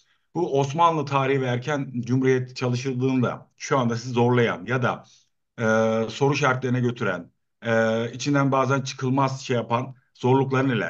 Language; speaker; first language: Turkish; native; Turkish